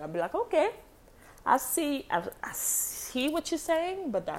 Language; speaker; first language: English; non-native, local second language; French